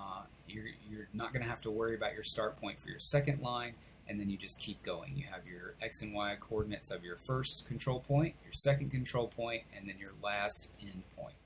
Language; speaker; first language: English; native; English